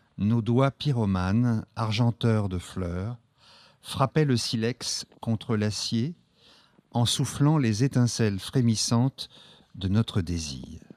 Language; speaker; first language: French; native; French